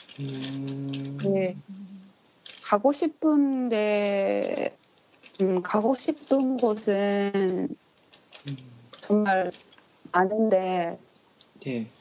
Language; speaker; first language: Korean; non-native, learner; Japanese